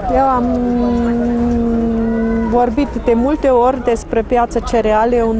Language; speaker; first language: Romanian; non-native, fluent; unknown